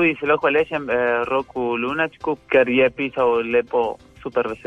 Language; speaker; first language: Slovenian; non-native, fluent; Spanish